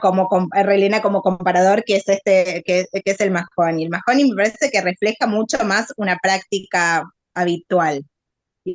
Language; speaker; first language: Spanish; native; Spanish